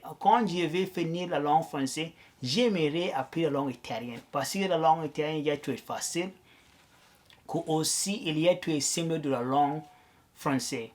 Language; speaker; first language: French; non-native, learner; Arabic